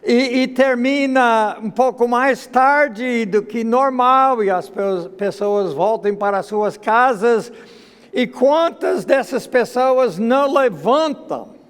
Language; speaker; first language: Portuguese; non-native, fluent; English